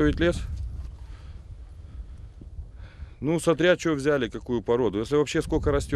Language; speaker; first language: Russian; native; Russian